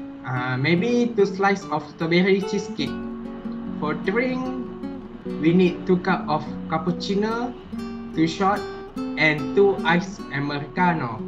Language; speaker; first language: English; non-native, learner; Malay